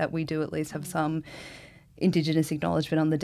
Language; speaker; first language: English; native; English